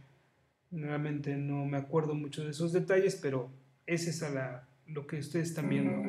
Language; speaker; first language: Spanish; native; Spanish